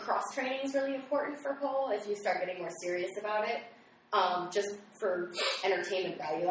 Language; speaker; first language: English; native; English